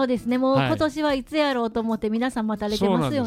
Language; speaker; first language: Japanese; native; Japanese